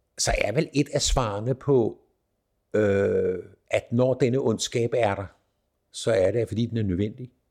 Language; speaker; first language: Danish; native; Danish